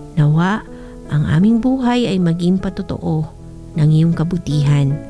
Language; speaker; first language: Filipino; non-native, local second language; Bikol